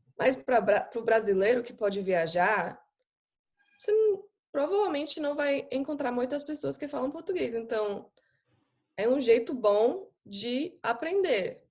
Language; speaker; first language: Portuguese; non-native, fluent; German